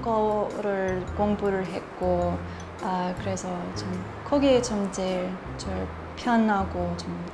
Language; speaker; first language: Korean; non-native, learner; English